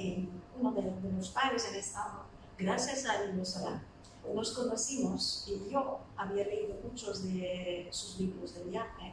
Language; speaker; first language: Spanish; non-native, fluent; Turkish